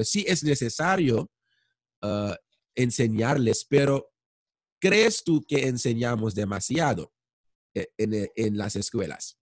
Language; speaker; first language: Spanish; non-native, fluent; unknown